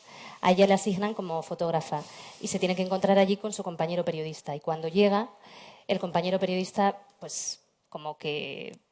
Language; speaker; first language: Spanish; native; Spanish